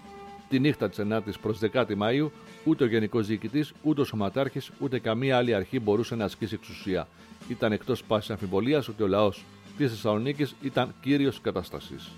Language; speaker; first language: Greek; native; Greek